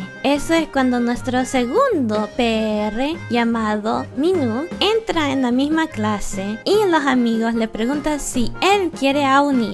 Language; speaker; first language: Spanish; non-native, learner; English